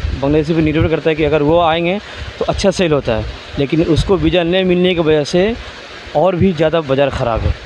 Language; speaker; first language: Hindi; non-native, local second language; Bangla